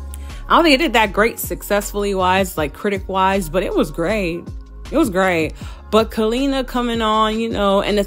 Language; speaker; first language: English; native; English